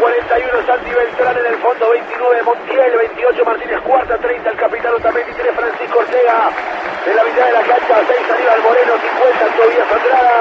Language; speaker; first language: Spanish; native; Spanish